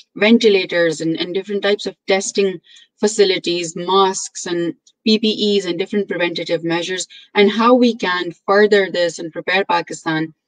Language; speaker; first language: English; non-native, local second language; Urdu